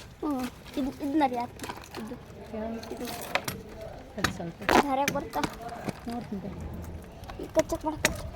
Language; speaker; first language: Kannada; native; Kannada